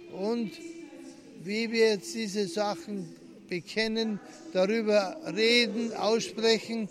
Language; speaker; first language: German; early bilingual, heritage; German